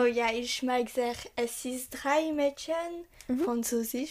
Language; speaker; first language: German; non-native, learner; French